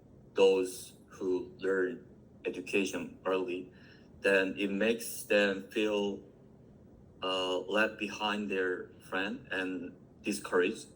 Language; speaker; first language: English; non-native, learner; Korean